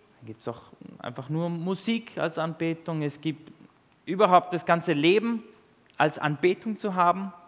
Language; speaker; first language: German; early bilingual, other home language; Italian